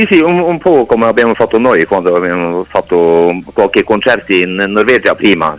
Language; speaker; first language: Italian; non-native, fluent; Norwegian